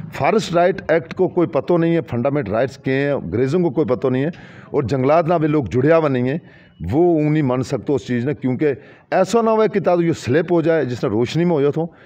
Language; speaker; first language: Hindi; non-native, local second language; Gujari